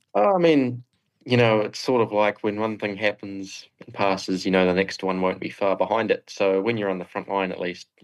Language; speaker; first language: English; native; English